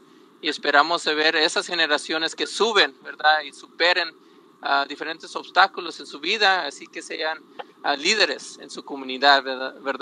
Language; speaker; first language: Spanish; early bilingual, heritage; Spanish